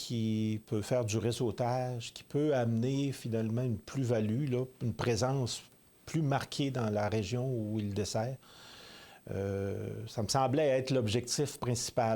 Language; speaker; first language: French; native; French